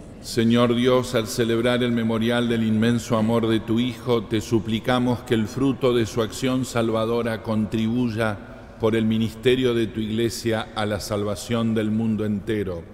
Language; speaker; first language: Spanish; native; Spanish